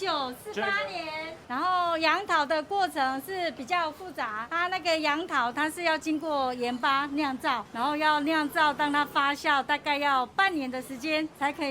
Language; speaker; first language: Chinese; native; Chinese